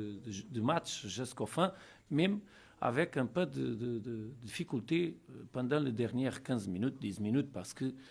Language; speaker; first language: French; non-native, learner; Portuguese